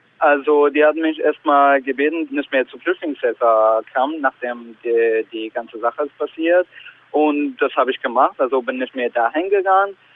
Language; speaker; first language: German; non-native, learner; Kurdish